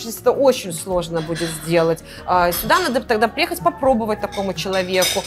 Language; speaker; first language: Russian; native; Russian